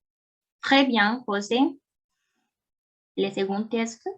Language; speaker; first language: French; non-native, fluent; Spanish